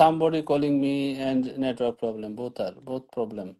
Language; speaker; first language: English; non-native, learner; Bangla